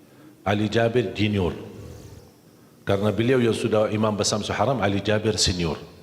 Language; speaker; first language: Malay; non-native, fluent; Arabic